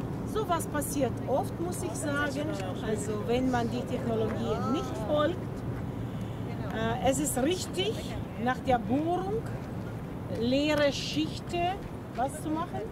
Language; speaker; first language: German; non-native, learner; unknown